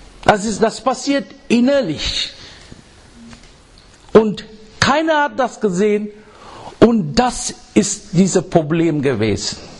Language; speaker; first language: German; non-native, fluent; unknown